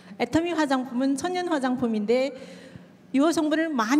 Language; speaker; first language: Korean; native; Korean